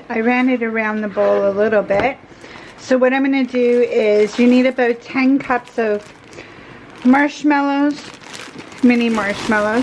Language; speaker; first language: English; native; English